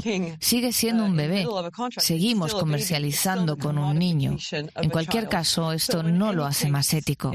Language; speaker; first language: Spanish; non-native, fluent; French